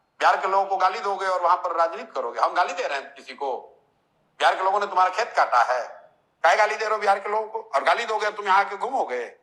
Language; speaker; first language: Hindi; native; Hindi